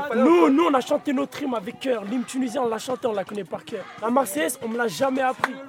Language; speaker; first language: French; non-native, local second language; Arabic